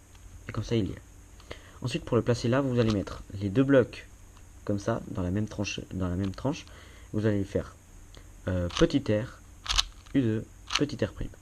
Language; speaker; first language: French; native; French